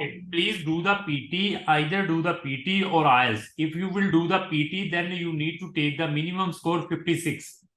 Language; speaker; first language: English; non-native, local second language; Hindi